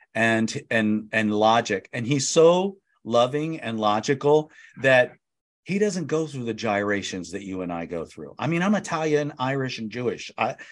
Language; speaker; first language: English; native; English